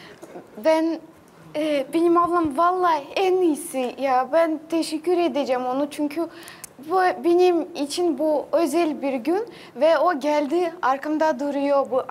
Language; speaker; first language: Turkish; non-native, learner; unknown